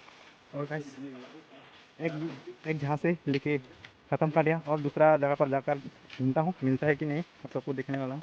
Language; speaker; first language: Hindi; non-native, local second language; Karbi